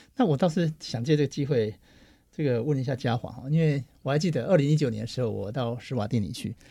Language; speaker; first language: Chinese; native; Chinese